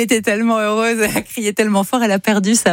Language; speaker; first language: French; native; French